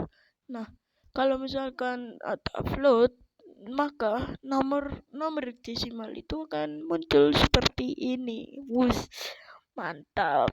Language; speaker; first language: Indonesian; native; Indonesian